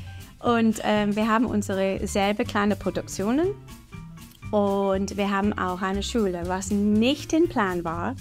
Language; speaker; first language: German; non-native, fluent; English